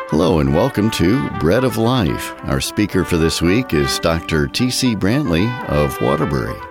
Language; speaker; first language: English; native; English